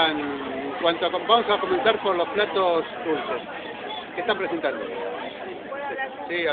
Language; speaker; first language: Spanish; native; Spanish